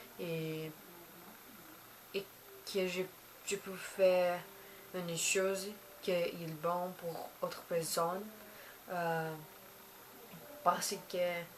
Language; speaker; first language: French; non-native, learner; Portuguese